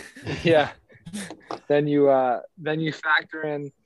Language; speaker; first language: English; native; English